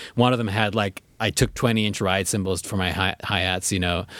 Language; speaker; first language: English; native; English